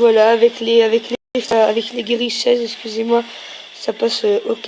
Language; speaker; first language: French; native; French